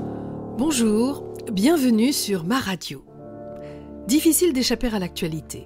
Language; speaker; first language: French; native; French